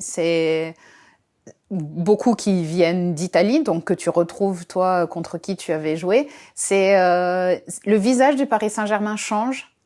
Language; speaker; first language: French; native; French